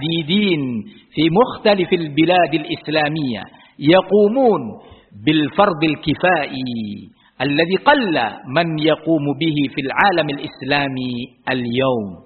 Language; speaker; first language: Arabic; non-native, fluent; Indonesian